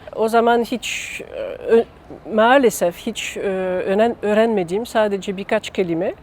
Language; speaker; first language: Turkish; non-native, learner; French